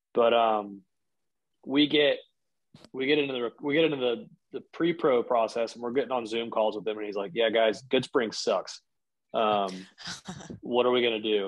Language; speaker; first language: English; native; English